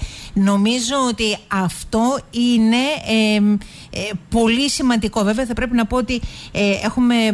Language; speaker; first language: Greek; native; Greek